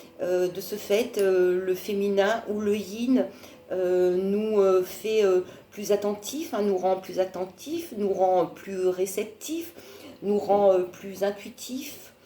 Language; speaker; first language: French; native; French